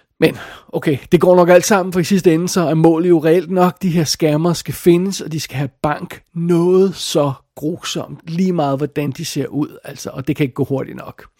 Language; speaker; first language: Danish; native; Danish